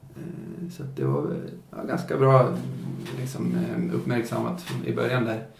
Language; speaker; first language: Swedish; native; Swedish